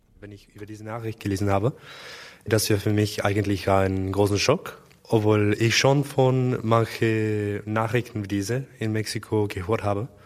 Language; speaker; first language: German; non-native, learner; Spanish